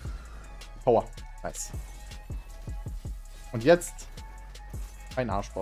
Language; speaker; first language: German; native; German